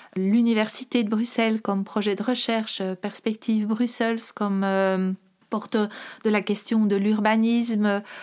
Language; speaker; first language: French; native; French